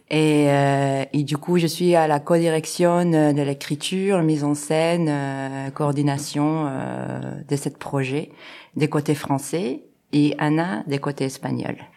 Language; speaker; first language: French; non-native, fluent; Spanish